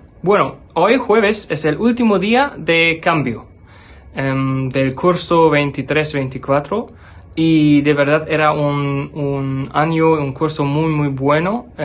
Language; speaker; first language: Spanish; non-native, fluent; German